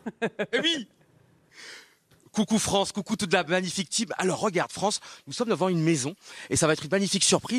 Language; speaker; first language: French; native; French